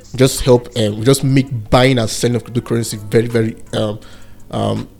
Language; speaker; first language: English; non-native, local second language; Igbo